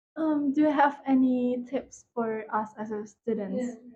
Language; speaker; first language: English; non-native, learner; Indonesian